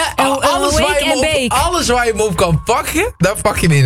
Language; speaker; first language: Dutch; native; Dutch